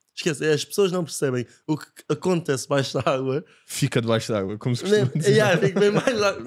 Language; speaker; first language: Portuguese; non-native, fluent; English